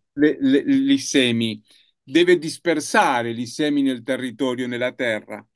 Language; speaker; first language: Italian; non-native, learner; Spanish